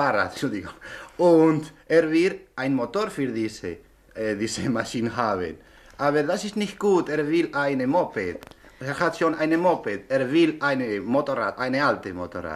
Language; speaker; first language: German; non-native, learner; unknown